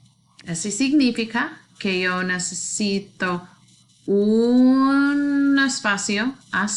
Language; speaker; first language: Spanish; non-native, learner; English